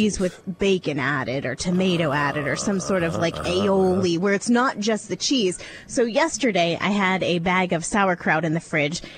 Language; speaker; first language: English; native; English